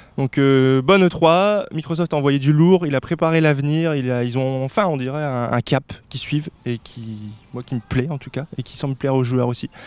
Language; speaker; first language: French; native; French